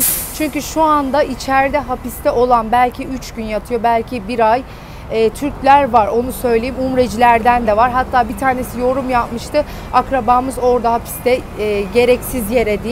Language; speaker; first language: Turkish; native; Turkish